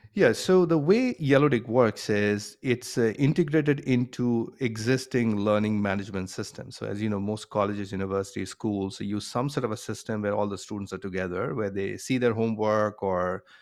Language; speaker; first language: English; non-native, local second language; Bangla